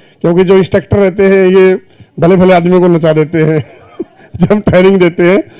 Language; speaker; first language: Hindi; native; Hindi